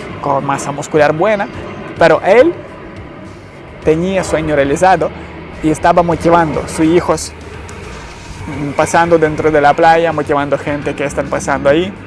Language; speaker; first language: Spanish; non-native, learner; Ukrainian